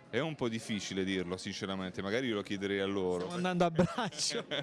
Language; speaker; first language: Italian; native; Italian